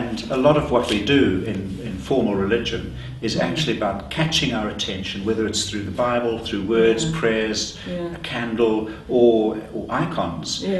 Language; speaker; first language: English; native; English